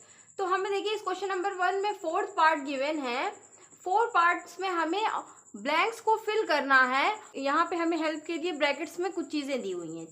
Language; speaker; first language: Hindi; native; Hindi